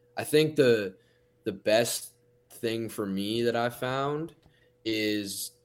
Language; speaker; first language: English; native; English